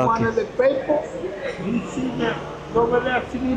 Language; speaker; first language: English; non-native, learner; Spanish